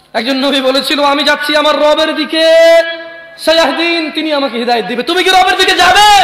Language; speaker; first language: Bangla; early bilingual, heritage; Bangla